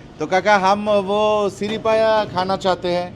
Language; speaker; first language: Hindi; non-native, learner; Bangla